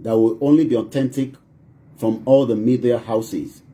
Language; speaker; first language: English; non-native, local second language; Yoruba